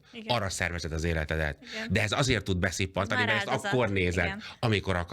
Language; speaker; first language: Hungarian; native; Hungarian